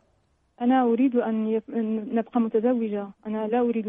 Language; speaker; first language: Arabic; early bilingual, heritage; Arabic